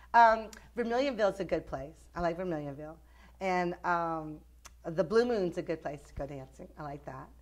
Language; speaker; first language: English; native; English